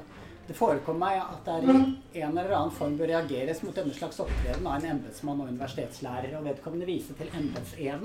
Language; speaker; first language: Norwegian; native; Norwegian